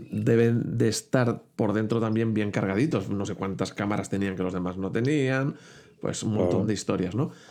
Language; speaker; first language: Spanish; native; Spanish